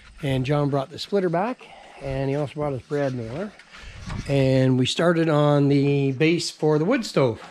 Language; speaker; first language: English; native; English